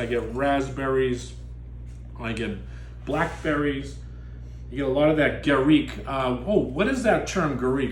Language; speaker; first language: English; native; English